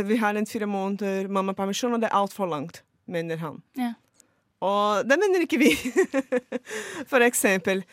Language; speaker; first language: Norwegian; non-native, fluent; Portuguese